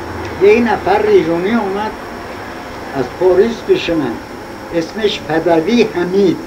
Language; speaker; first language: Persian; native; Persian